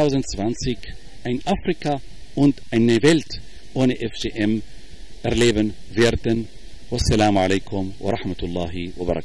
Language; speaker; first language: German; non-native, fluent; Arabic